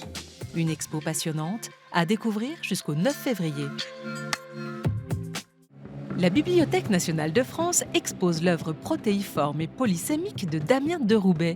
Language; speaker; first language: French; native; French